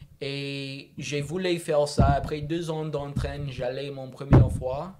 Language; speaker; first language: French; non-native, local second language; English